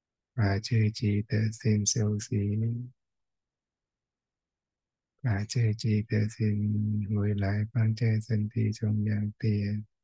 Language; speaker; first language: Chinese; non-native, fluent; Thai